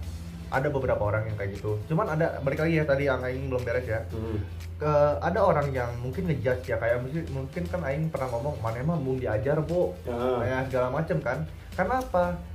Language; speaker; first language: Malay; non-native, local second language; Sundanese